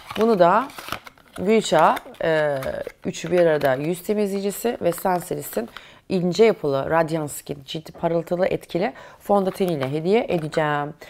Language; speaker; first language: Turkish; native; Turkish